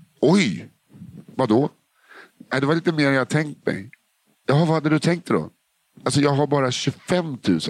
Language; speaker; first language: Swedish; native; Swedish